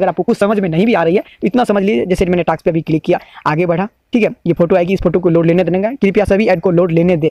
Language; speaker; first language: Hindi; native; Hindi